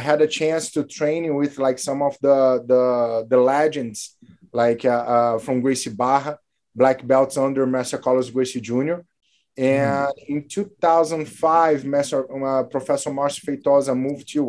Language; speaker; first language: English; non-native, fluent; Portuguese